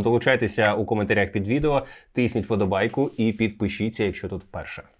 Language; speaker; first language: Ukrainian; native; Ukrainian